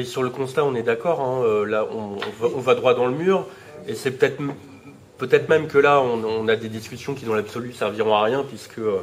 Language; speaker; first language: French; native; French